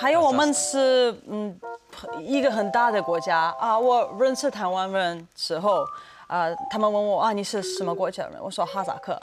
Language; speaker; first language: Chinese; non-native, fluent; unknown